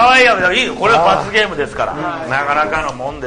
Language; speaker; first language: Japanese; native; Japanese